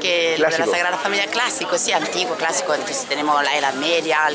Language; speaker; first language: Spanish; non-native, fluent; Italian